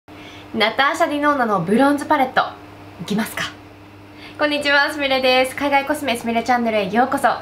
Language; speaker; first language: Japanese; native; Japanese